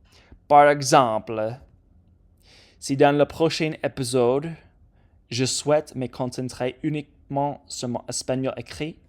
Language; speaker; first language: French; non-native, learner; English